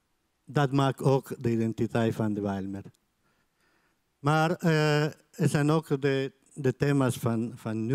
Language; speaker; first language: Dutch; non-native, fluent; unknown